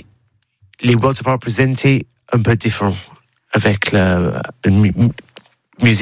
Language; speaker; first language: French; non-native, learner; English